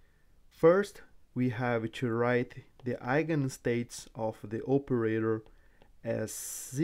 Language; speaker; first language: English; non-native, fluent; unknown